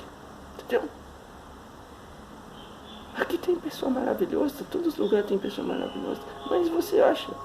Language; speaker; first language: Portuguese; non-native, fluent; Haitian Creole